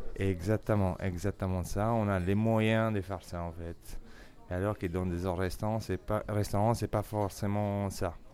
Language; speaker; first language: French; non-native, fluent; Italian